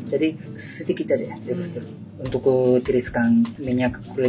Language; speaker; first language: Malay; non-native, learner; Japanese